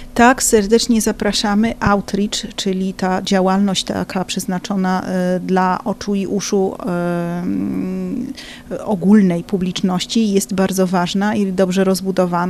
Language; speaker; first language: Polish; native; Polish